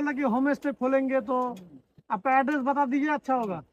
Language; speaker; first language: Hindi; non-native, local second language; Bangla